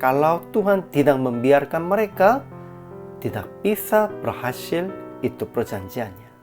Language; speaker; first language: Indonesian; non-native, fluent; Korean